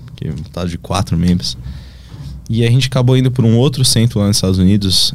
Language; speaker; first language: Portuguese; native; Portuguese